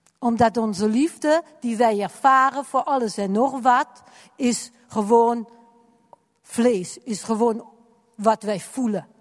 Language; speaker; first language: Dutch; non-native, fluent; French